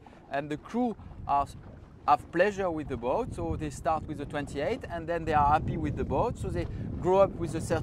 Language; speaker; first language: English; non-native, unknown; French